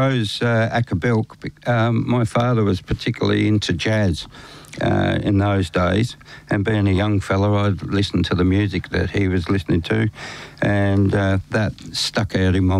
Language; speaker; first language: English; native; English